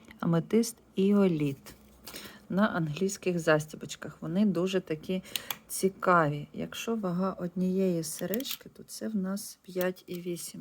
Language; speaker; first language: Ukrainian; non-native, local second language; Russian